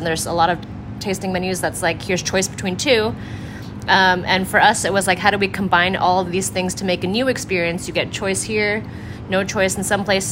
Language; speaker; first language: English; native; English